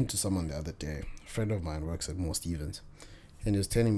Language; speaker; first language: English; non-native, local second language; Bemba